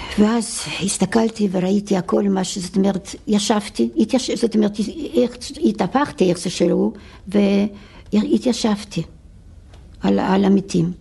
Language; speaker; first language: Hebrew; non-native, fluent; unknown